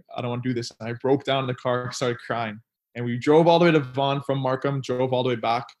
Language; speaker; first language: English; native; English